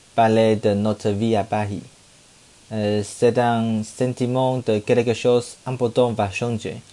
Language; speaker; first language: French; non-native, learner; Chinese